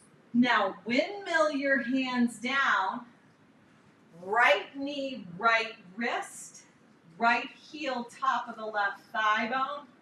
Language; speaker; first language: English; native; English